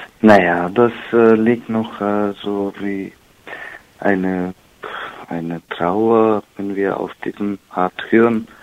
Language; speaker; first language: German; non-native, learner; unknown